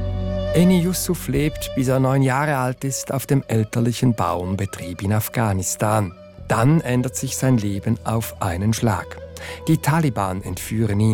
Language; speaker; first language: German; native; German